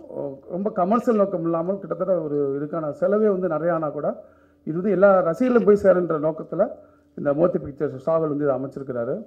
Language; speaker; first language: Tamil; native; Tamil